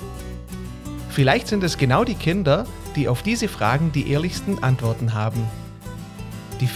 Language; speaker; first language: German; native; German